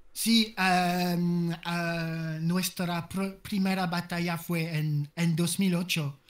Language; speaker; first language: Spanish; non-native, learner; French